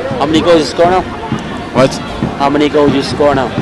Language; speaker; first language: English; non-native, learner; Thai